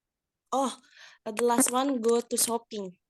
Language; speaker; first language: English; non-native, learner; Indonesian